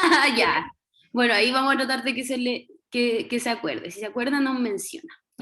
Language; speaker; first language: Spanish; native; Spanish